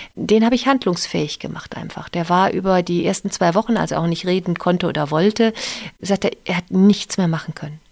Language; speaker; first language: German; native; German